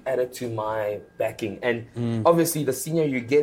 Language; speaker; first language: English; early bilingual, other home language; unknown